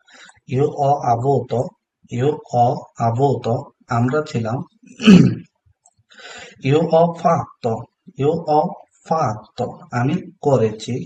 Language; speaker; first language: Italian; non-native, fluent; Bangla